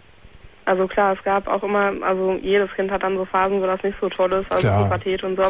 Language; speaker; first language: German; native; German